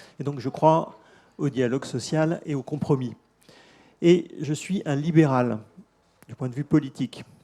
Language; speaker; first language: French; native; French